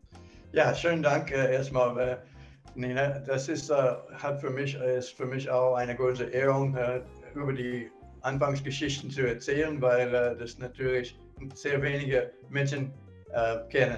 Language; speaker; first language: German; non-native, fluent; English